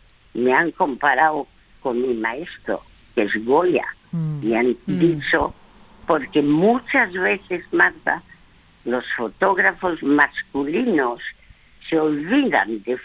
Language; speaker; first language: Spanish; early bilingual, other home language; French